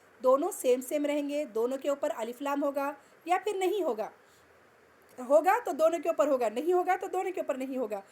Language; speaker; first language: Urdu; native; Urdu